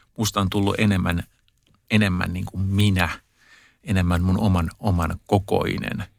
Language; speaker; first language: Finnish; early bilingual, heritage; Finnish